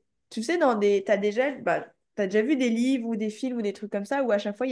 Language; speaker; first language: French; native; French